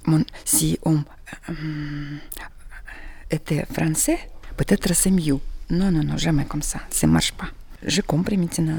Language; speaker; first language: French; non-native, learner; Russian